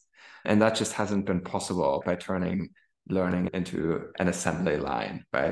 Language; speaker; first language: English; non-native, fluent; German